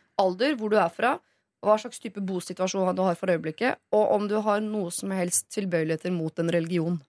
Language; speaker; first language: Norwegian; native; Norwegian